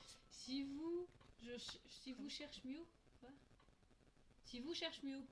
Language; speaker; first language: French; native; French